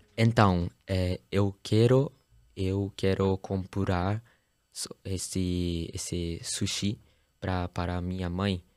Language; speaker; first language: Portuguese; early bilingual, heritage; Portuguese